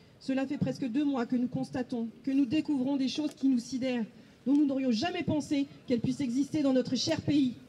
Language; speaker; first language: French; native; French